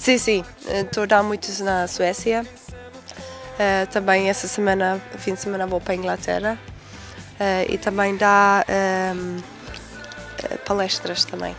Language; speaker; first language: Portuguese; non-native, learner; Swedish